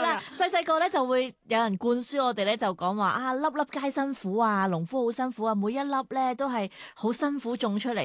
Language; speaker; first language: Cantonese; native; Cantonese